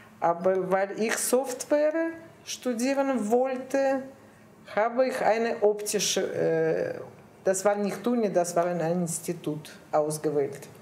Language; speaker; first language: German; non-native, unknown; Russian